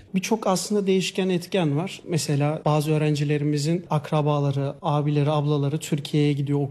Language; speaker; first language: Turkish; native; Turkish